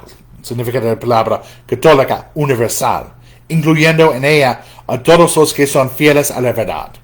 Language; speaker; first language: Spanish; non-native, fluent; English